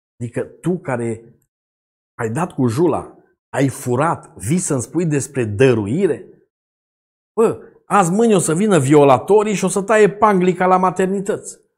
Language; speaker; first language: Romanian; native; Romanian